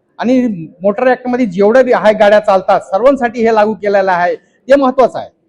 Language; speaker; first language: Marathi; non-native, local second language; Hindi